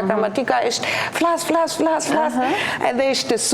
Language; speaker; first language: Albanian; non-native, fluent; German